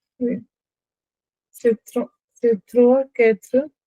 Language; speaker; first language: French; non-native, learner; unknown